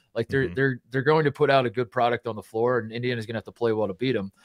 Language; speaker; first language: English; native; English